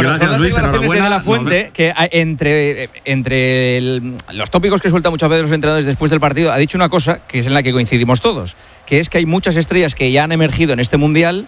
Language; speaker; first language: Spanish; native; Spanish